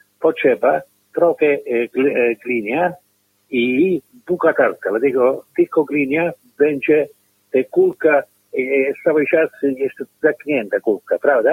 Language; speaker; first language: Polish; non-native, learner; Italian